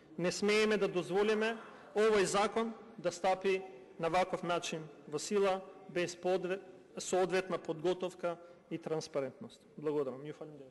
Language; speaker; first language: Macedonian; non-native, local second language; Albanian